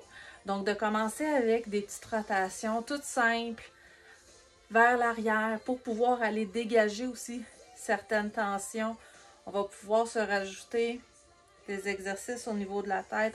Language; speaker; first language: French; native; French